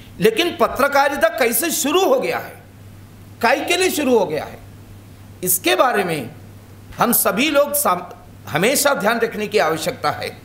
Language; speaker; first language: Hindi; non-native, local second language; Malayalam